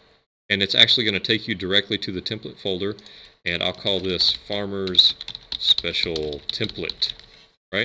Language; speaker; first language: English; native; English